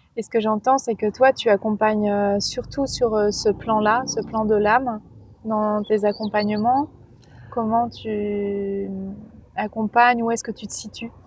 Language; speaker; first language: French; native; French